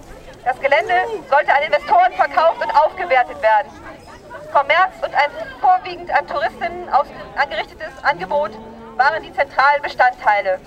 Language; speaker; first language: German; native; German